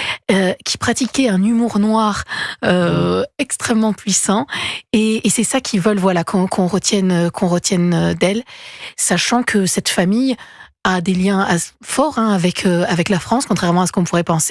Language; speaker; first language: French; native; French